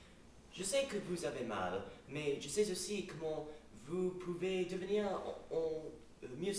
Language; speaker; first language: French; non-native, learner; English